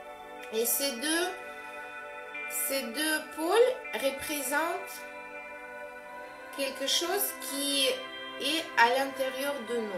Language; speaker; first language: French; non-native, fluent; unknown